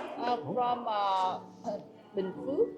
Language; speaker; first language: English; non-native, learner; Vietnamese